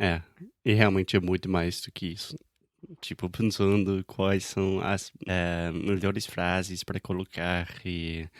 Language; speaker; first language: Portuguese; non-native, fluent; English